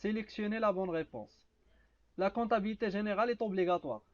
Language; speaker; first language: French; non-native, local second language; Arabic